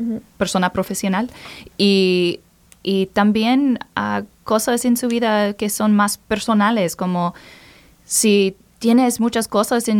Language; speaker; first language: Spanish; non-native, learner; English